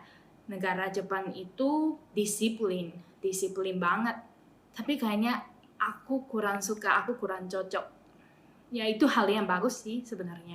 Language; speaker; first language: Indonesian; non-native, fluent; Japanese